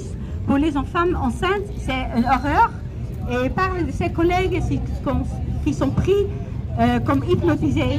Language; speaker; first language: French; non-native, learner; Dutch